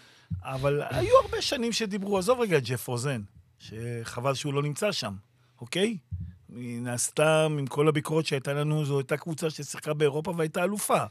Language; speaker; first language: Hebrew; native; Hebrew